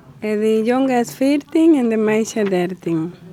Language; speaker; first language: Dutch; non-native, learner; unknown